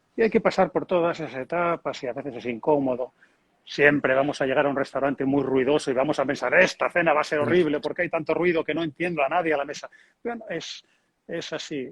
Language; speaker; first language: Spanish; native; Spanish